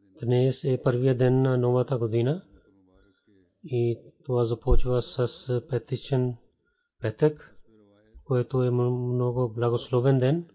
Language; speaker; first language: Bulgarian; non-native, fluent; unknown